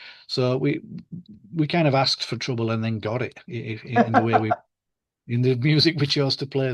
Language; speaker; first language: English; native; English